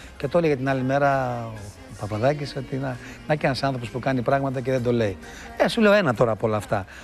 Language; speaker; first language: Greek; early bilingual, heritage; Greek